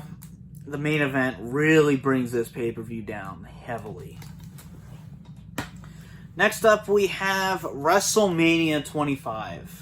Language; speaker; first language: English; native; English